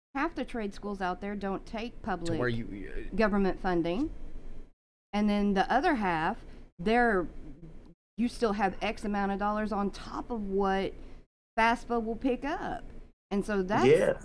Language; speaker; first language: English; native; English